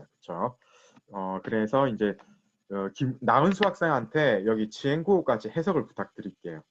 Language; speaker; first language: Korean; native; Korean